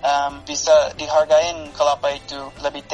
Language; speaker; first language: Indonesian; non-native, fluent; English